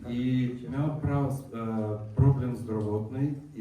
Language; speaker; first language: Polish; non-native, learner; Russian